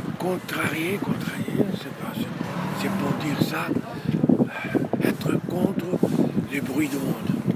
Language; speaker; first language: French; non-native, learner; Portuguese